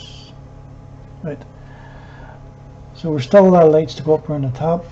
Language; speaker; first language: English; native; English